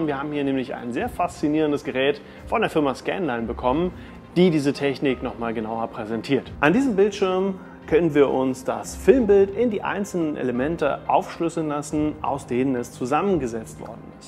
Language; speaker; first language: German; native; German